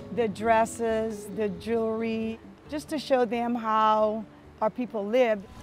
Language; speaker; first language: English; early bilingual, other home language; French